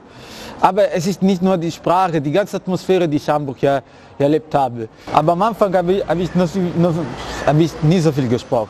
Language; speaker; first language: German; early bilingual, other home language; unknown